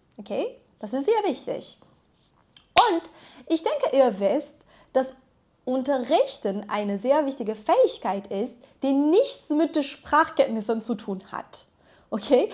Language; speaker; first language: German; non-native, fluent; Persian